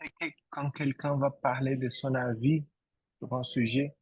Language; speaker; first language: French; non-native, fluent; Portuguese